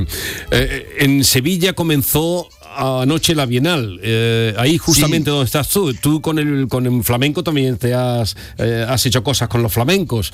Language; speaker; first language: Spanish; native; Spanish